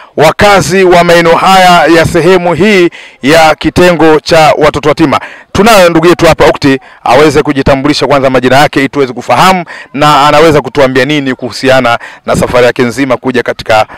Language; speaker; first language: Swahili; native; Swahili